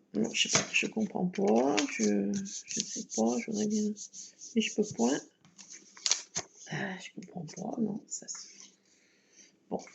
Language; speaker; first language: French; native; French